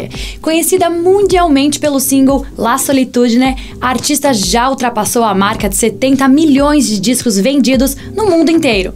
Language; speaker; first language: Portuguese; native; Portuguese